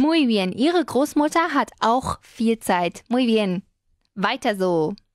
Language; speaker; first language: German; non-native, fluent; Spanish